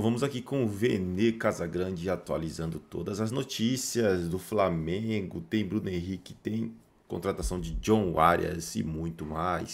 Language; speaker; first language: Portuguese; native; Portuguese